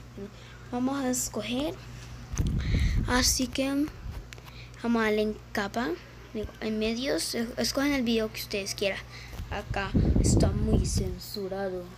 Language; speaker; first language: Spanish; native; Spanish